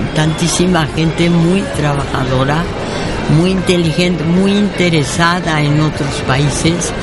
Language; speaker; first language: Spanish; early bilingual, other home language; French